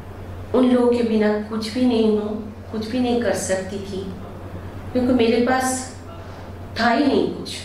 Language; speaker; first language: Hindi; non-native, local second language; Bangla